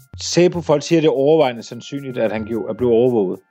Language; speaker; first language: Danish; native; Danish